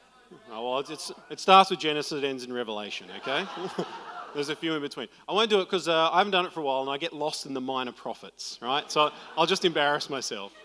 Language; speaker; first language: English; native; English